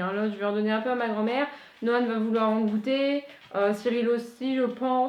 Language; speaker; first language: French; native; French